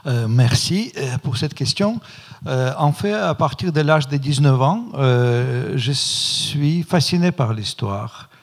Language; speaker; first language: French; non-native, fluent; Russian